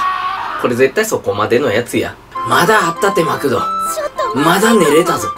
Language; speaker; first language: Japanese; native; Japanese